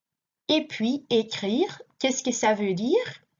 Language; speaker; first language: French; non-native, learner; Dutch